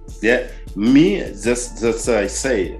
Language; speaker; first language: English; non-native, learner; French